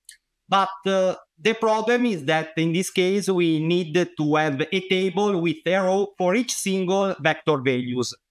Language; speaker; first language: English; non-native, fluent; Italian